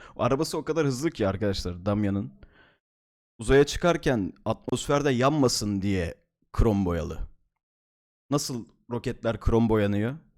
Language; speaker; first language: Turkish; native; Turkish